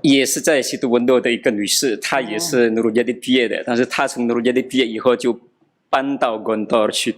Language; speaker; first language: Chinese; non-native, fluent; Madurese